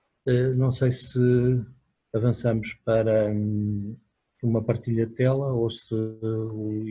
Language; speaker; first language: Portuguese; native; Portuguese